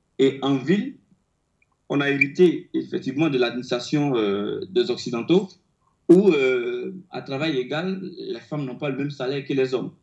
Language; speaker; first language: French; non-native, local second language; Akan